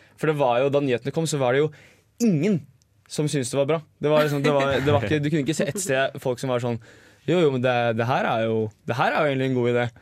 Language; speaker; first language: Norwegian; native; Norwegian